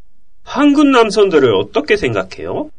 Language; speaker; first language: Korean; non-native, fluent; Japanese